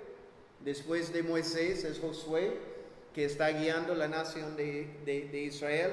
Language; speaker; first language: Spanish; non-native, fluent; English